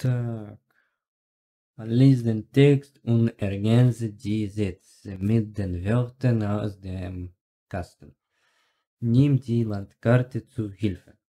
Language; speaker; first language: German; non-native, learner; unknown